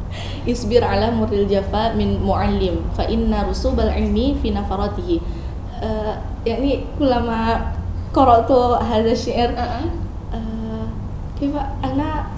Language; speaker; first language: Arabic; non-native, learner; Indonesian